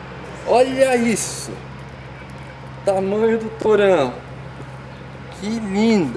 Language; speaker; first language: Portuguese; native; Portuguese